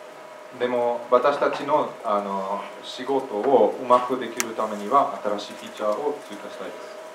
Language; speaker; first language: Japanese; non-native, fluent; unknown